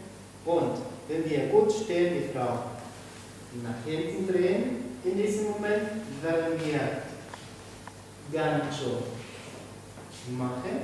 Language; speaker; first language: German; non-native, fluent; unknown